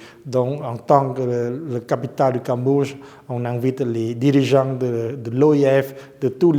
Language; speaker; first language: French; non-native, fluent; Khmer